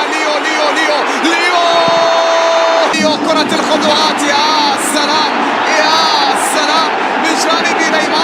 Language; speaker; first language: Arabic; native; Arabic